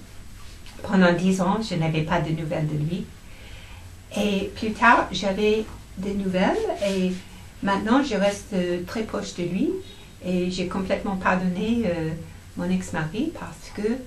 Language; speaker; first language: French; non-native, fluent; English